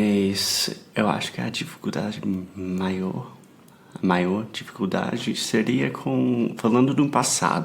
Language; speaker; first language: Portuguese; non-native, fluent; English